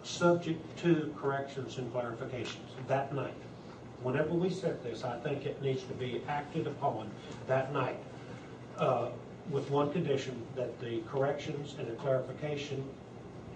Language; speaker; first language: English; native; English